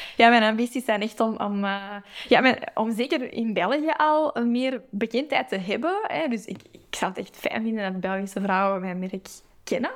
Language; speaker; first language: Dutch; native; Dutch